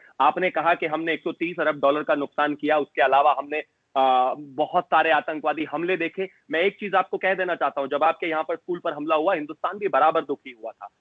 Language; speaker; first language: Hindi; native; Hindi